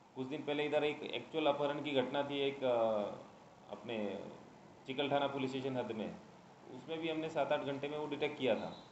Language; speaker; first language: Hindi; non-native, local second language; Marathi